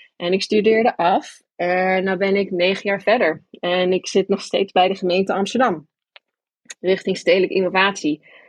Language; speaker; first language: Dutch; early bilingual, other home language; English